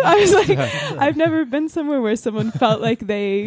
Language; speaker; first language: English; native; English